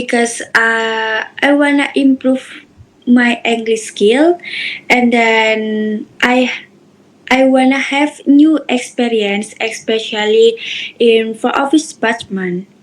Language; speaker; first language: English; non-native, learner; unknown